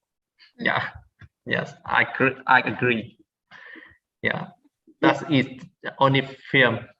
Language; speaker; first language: English; non-native, learner; Vietnamese